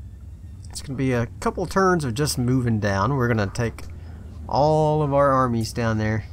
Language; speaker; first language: English; native; English